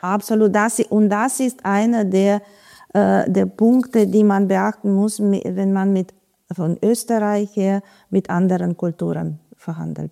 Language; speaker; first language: German; non-native, fluent; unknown